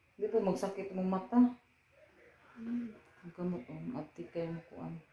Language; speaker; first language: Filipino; non-native, local second language; Cebuano